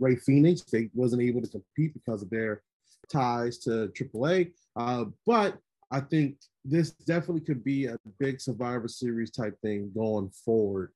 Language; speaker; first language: English; native; English